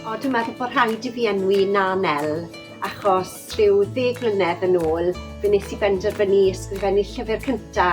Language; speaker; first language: Welsh; native; Welsh